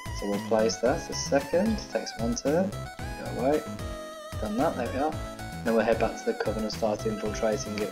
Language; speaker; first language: English; native; English